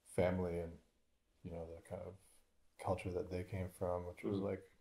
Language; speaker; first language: English; native; English